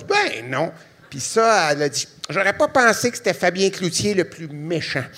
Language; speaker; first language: French; native; French